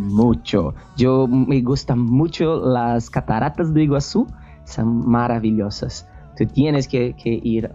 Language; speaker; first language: Spanish; non-native, learner; Portuguese